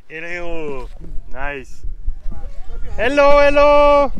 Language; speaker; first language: English; non-native, learner; French